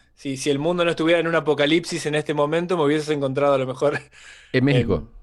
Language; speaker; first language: Spanish; native; Spanish